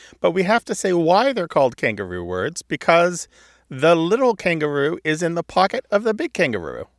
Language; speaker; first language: English; native; English